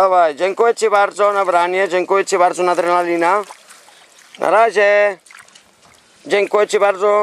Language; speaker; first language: Polish; non-native, learner; Spanish